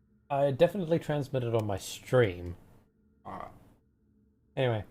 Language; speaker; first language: English; native; English